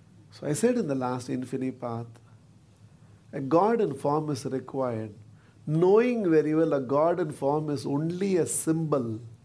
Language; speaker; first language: English; non-native, local second language; Tamil